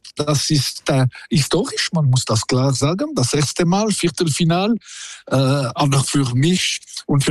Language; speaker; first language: German; non-native, local second language; French